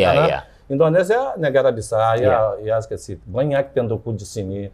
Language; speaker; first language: Indonesian; non-native, fluent; Portuguese